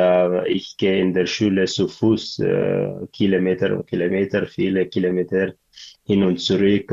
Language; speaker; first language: German; non-native, learner; Tigrinya